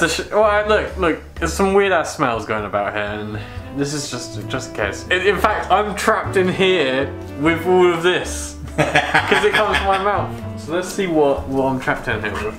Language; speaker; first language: English; native; English